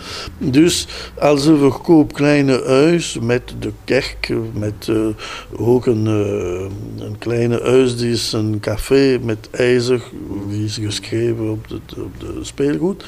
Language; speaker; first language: Dutch; non-native, local second language; French